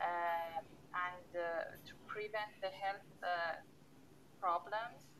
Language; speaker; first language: English; non-native, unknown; Persian